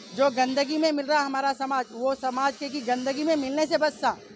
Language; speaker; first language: Hindi; non-native, local second language; Urdu